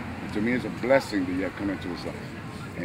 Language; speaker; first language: English; native; English